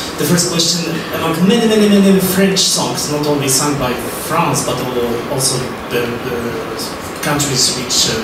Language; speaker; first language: English; non-native, fluent; Polish